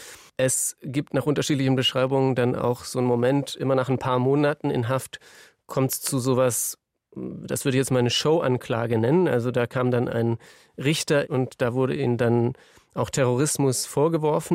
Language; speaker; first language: German; native; German